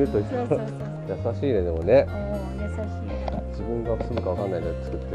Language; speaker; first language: Japanese; native; Japanese